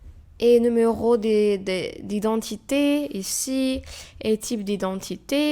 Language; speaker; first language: French; non-native, fluent; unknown